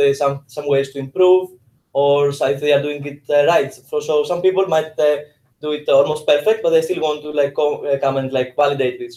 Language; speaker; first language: English; non-native, fluent; Greek